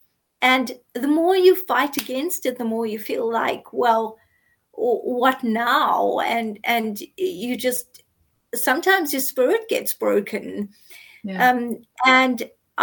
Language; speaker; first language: English; native; English